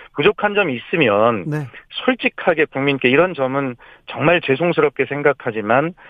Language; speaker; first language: Korean; native; Korean